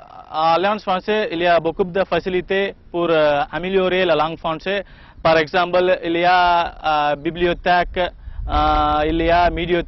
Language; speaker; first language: French; non-native, learner; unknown